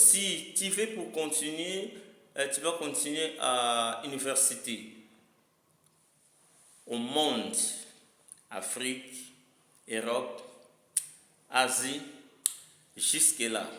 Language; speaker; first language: French; non-native, learner; Lingala